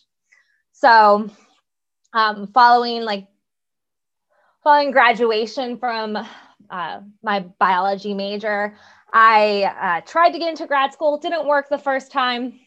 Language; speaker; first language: English; native; English